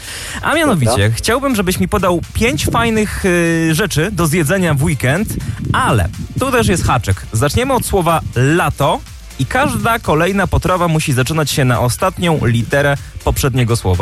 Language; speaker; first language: Polish; native; Polish